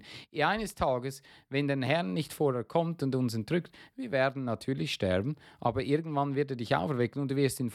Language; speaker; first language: German; non-native, fluent; English